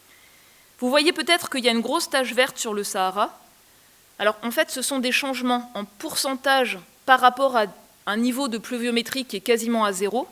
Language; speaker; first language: French; native; French